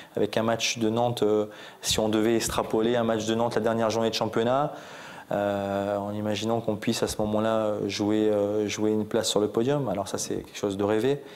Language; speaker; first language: French; native; French